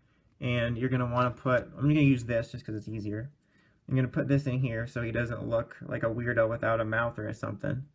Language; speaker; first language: English; native; English